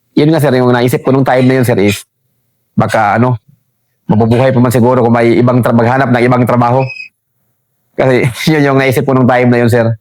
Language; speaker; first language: Filipino; non-native, local second language; Cebuano